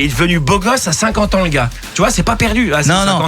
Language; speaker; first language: French; native; French